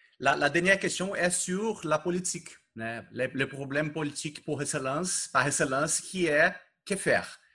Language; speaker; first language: French; non-native, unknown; Portuguese